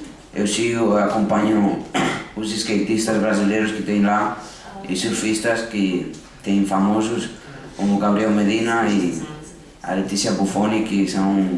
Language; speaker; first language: Portuguese; early bilingual, heritage; Portuguese